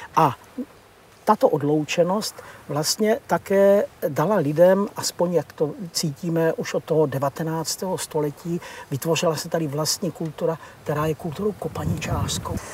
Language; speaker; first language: Czech; native; Czech